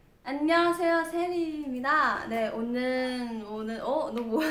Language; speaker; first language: Korean; non-native, learner; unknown